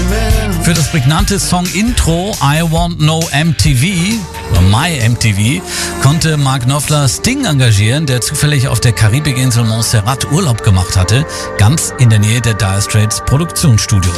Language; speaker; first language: German; native; German